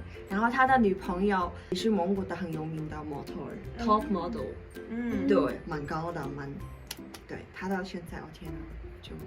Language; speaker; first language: Chinese; non-native, fluent; Mongolian